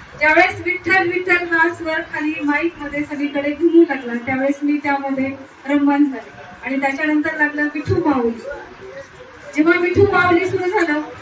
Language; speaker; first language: Marathi; native; Marathi